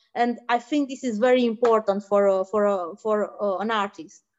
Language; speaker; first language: English; non-native, fluent; Romanian